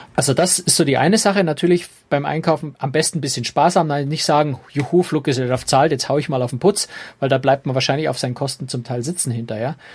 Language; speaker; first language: German; native; German